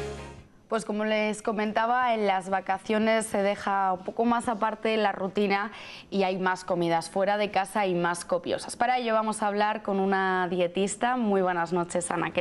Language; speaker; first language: Spanish; native; Spanish